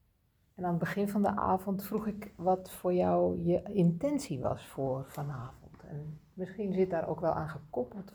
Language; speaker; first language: Dutch; native; Dutch